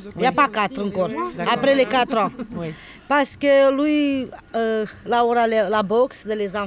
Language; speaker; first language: French; non-native, learner; Romanian